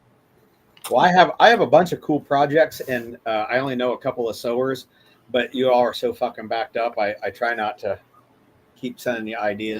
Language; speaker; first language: English; native; English